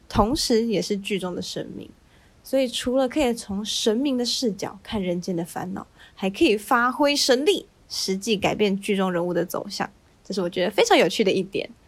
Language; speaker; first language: Chinese; native; Chinese